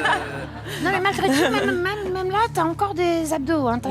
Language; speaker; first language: French; native; French